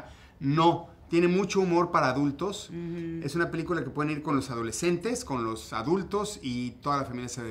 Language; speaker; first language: Spanish; native; Spanish